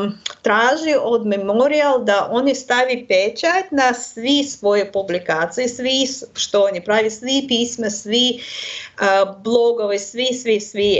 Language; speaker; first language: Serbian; non-native, learner; Russian